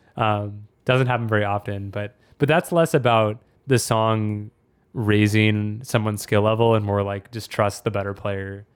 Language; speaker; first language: English; native; English